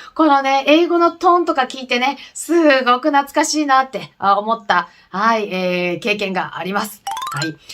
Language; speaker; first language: Japanese; native; Japanese